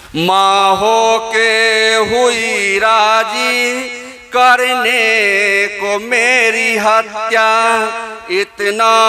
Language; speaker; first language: Hindi; native; Hindi